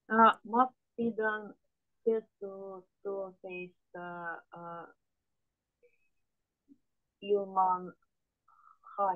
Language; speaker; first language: Finnish; non-native, learner; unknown